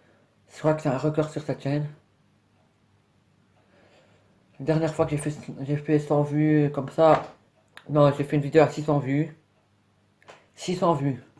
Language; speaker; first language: French; native; French